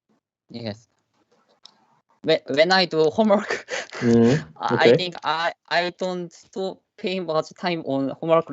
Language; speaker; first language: English; non-native, learner; Korean